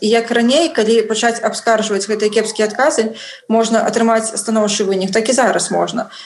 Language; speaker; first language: Belarusian; non-native, local second language; Russian